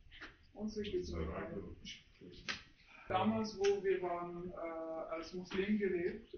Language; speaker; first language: German; non-native, learner; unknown